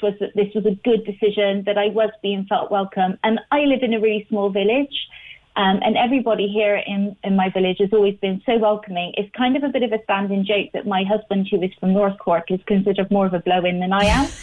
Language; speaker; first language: English; native; English